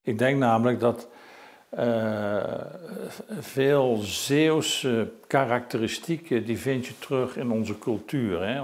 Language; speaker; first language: Dutch; native; Dutch